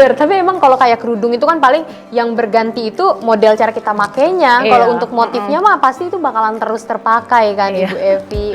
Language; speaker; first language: Indonesian; native; Indonesian